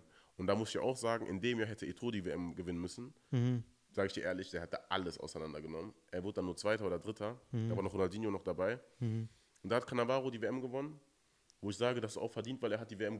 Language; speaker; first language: German; native; German